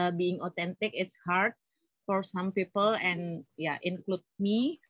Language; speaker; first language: English; non-native, learner; Indonesian